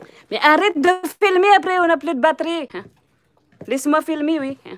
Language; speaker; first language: French; non-native, learner; Filipino